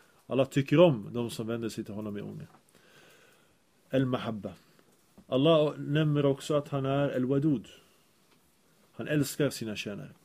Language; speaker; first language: Swedish; early bilingual, other home language; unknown